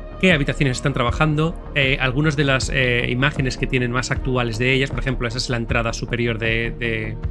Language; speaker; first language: Spanish; native; Spanish